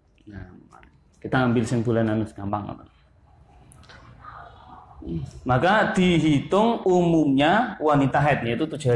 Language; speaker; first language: Indonesian; non-native, local second language; Javanese